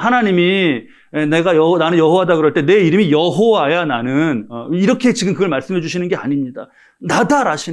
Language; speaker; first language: Korean; native; Korean